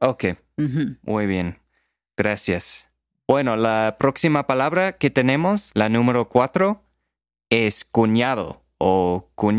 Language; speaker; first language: Spanish; non-native, fluent; English